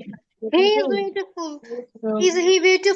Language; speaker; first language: English; non-native, learner; Bangla